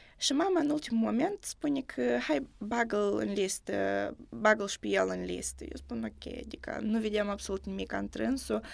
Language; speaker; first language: Romanian; native; Romanian